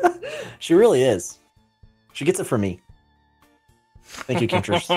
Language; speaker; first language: English; native; English